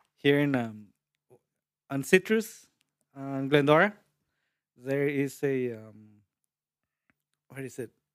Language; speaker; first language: English; early bilingual, other home language; Spanish